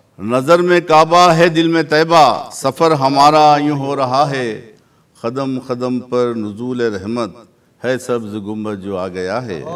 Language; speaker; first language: Hindi; non-native, local second language; Urdu